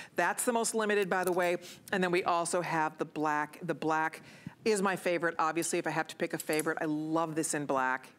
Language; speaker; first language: English; native; English